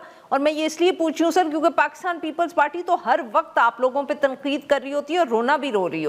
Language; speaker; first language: Urdu; native; Urdu